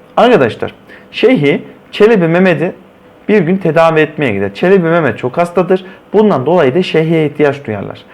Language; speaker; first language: Turkish; native; Turkish